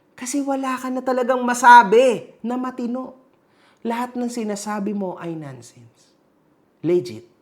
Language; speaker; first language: Filipino; early bilingual, heritage; Filipino